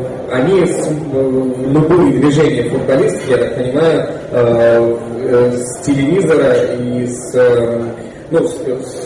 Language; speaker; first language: Russian; native; Russian